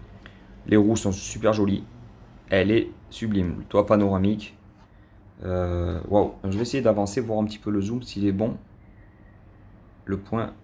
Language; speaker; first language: French; native; French